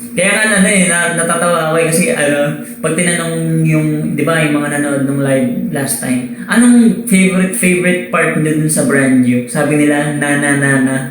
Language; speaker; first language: Filipino; non-native, local second language; Waray